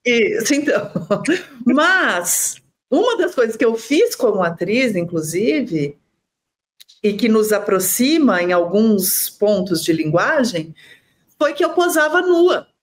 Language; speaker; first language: Portuguese; native; Portuguese